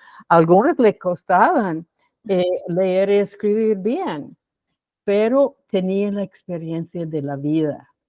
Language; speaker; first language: Spanish; non-native, fluent; English